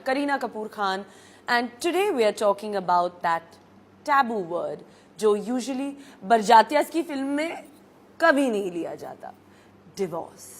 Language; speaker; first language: English; non-native, local second language; Hindi